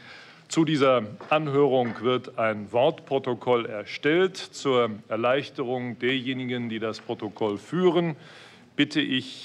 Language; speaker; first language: German; native; German